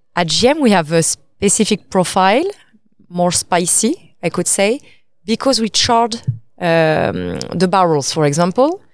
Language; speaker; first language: English; non-native, fluent; French